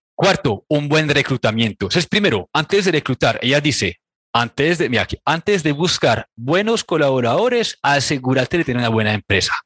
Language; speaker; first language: Spanish; non-native, fluent; French